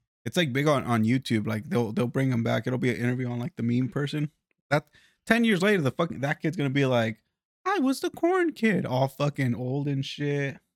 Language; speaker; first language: English; early bilingual, other home language; Spanish